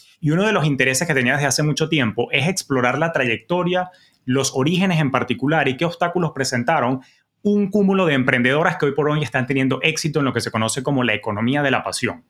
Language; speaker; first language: Spanish; native; Spanish